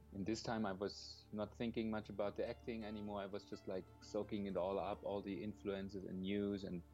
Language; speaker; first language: English; non-native, fluent; German